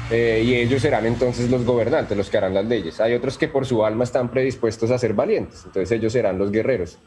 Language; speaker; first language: Spanish; native; Spanish